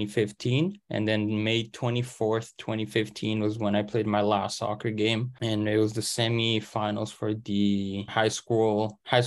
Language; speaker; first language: English; early bilingual, other home language; Portuguese